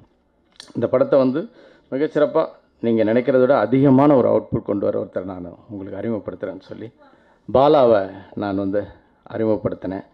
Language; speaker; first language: Tamil; native; Tamil